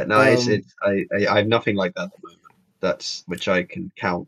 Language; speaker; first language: English; native; English